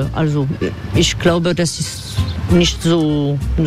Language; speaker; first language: German; non-native, fluent; French